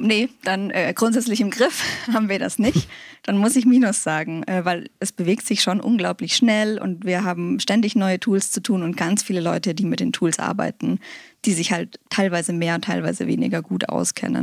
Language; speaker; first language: German; native; German